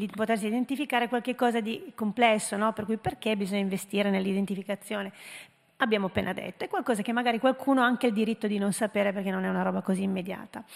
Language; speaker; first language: Italian; early bilingual, heritage; Italian